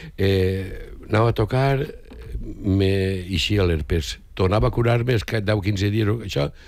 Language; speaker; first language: Catalan; native; Catalan